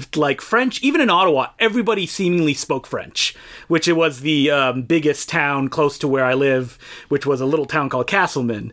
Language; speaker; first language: English; non-native, fluent; French